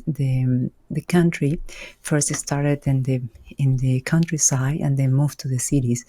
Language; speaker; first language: English; non-native, fluent; Spanish